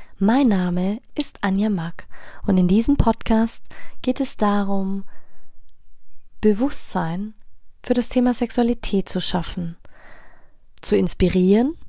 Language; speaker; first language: German; native; German